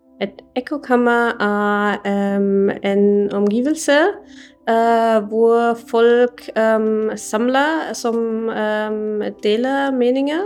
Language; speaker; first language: Norwegian; non-native, fluent; English